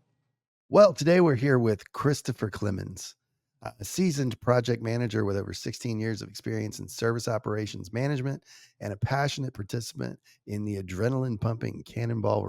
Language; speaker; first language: English; native; English